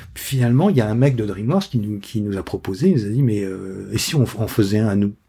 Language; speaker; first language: French; native; French